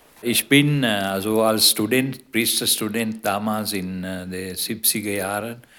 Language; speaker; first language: German; non-native, learner; Sinhala